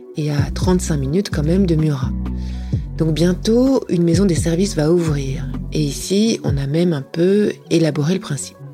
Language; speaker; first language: French; native; French